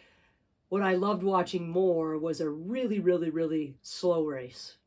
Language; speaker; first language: English; native; English